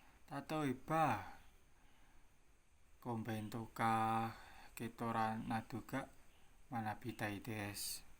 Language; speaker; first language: Japanese; non-native, learner; Indonesian